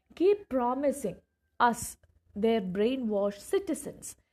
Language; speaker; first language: English; non-native, local second language; Malayalam